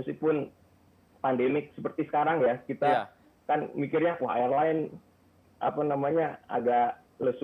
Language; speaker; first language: Indonesian; native; Indonesian